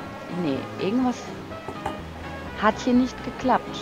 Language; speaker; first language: German; native; German